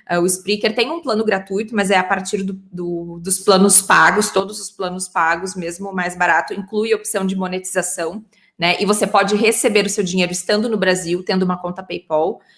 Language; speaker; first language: Portuguese; native; Portuguese